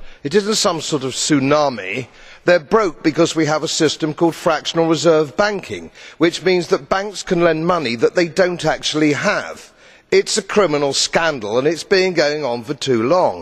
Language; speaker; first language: English; native; English